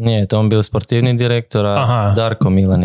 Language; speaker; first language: Russian; non-native, learner; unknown